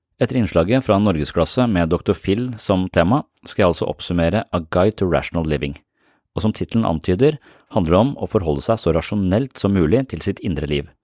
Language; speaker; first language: Norwegian; native; Norwegian